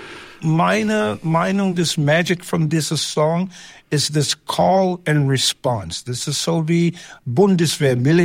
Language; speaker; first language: German; non-native, learner; English